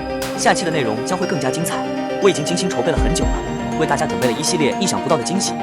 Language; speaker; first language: Chinese; native; Chinese